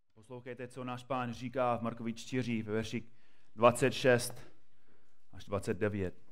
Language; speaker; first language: Czech; non-native, fluent; English